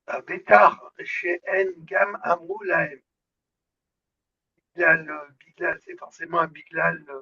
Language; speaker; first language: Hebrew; non-native, learner; French